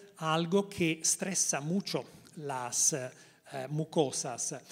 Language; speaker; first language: Spanish; non-native, learner; Italian